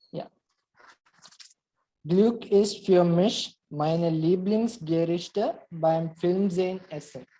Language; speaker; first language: German; non-native, learner; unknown